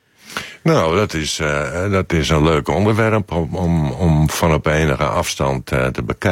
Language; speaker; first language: Dutch; native; Dutch